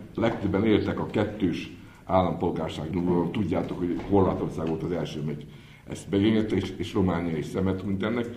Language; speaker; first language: Hungarian; native; Hungarian